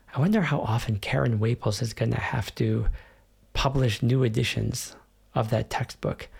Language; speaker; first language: English; native; English